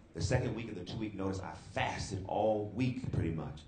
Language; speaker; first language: English; native; English